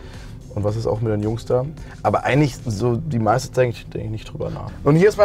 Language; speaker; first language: German; native; German